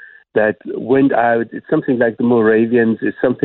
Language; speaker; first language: English; non-native, fluent; German